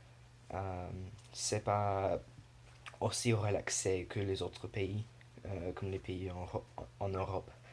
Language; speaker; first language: French; non-native, learner; English